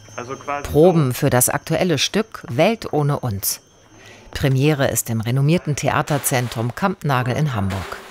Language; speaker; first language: German; native; German